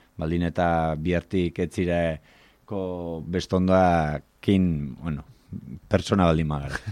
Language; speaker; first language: Basque; native; Basque